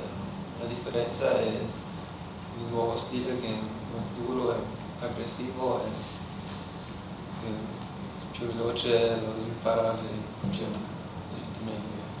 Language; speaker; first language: Italian; non-native, learner; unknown